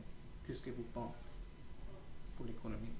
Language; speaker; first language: French; non-native, learner; English